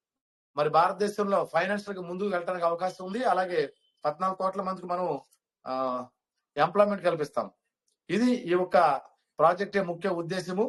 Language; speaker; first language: Telugu; native; Telugu